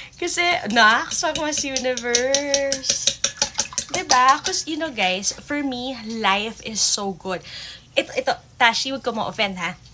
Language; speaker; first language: Filipino; native; Filipino